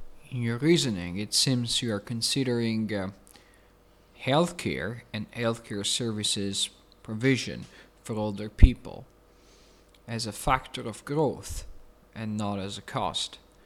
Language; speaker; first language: English; non-native, fluent; Italian